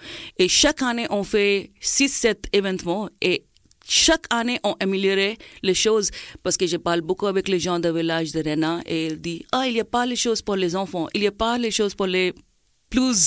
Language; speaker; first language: French; non-native, fluent; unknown